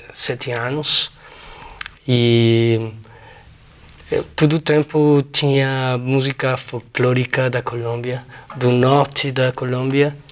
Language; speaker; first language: Portuguese; non-native, fluent; Spanish